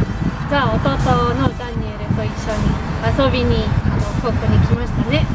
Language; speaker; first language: Japanese; non-native, learner; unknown